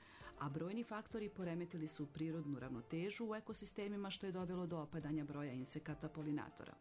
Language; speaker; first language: Serbian; native; Serbian